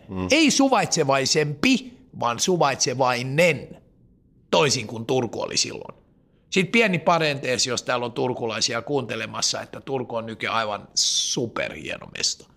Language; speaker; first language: Finnish; non-native, local second language; Swedish